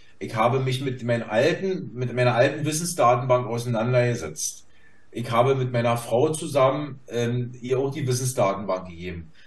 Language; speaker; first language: German; native; German